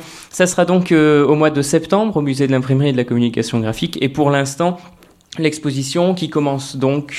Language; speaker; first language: French; native; French